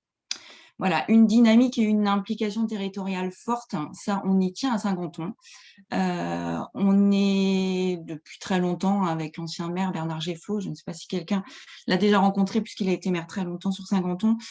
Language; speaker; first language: French; native; French